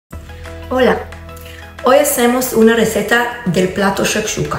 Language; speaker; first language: Spanish; non-native, learner; Hebrew